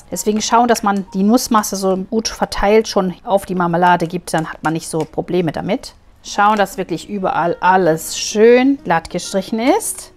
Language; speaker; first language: German; native; German